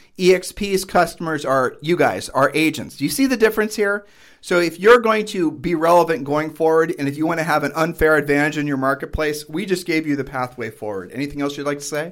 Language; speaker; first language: English; native; English